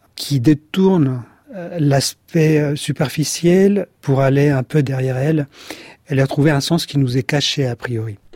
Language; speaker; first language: French; non-native, fluent; Spanish